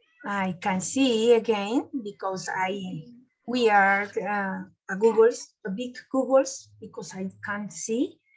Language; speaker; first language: English; non-native, learner; Spanish